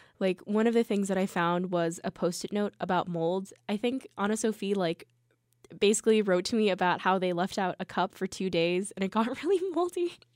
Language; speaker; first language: English; early bilingual, other home language; Korean